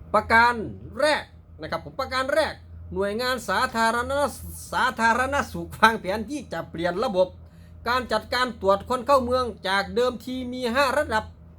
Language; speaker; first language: Thai; native; Thai